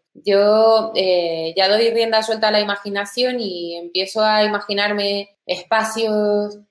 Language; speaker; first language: Spanish; native; Spanish